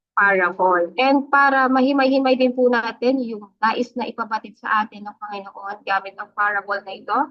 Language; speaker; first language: Filipino; non-native, local second language; Iloko